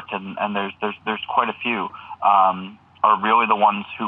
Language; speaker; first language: English; native; English